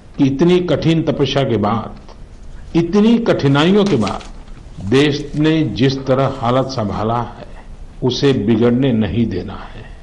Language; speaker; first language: Hindi; non-native, local second language; Gujarati